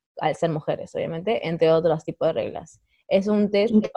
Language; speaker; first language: Spanish; native; Spanish